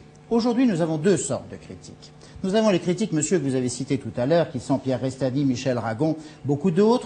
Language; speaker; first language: French; native; French